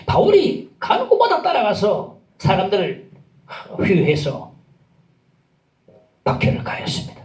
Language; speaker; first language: Korean; native; Korean